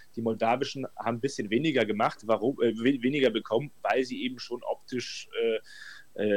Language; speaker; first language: German; native; German